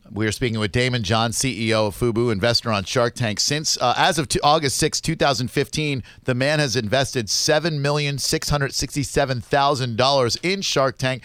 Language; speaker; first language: English; native; English